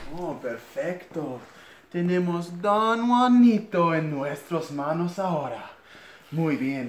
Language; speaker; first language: Spanish; non-native, learner; English